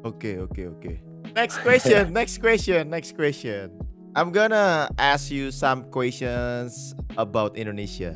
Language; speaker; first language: English; non-native, fluent; Indonesian